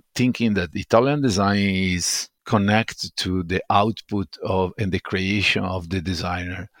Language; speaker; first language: English; non-native, fluent; Italian